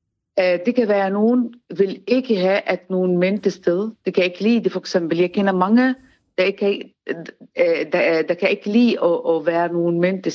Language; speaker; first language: Danish; non-native, learner; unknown